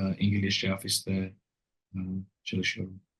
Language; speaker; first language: Turkish; non-native, learner; English